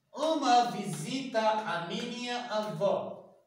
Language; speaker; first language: Portuguese; non-native, learner; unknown